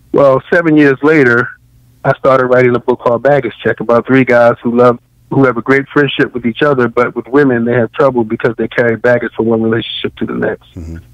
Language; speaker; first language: English; native; English